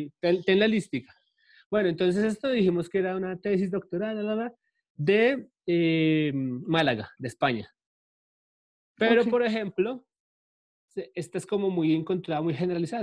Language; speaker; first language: Spanish; native; Spanish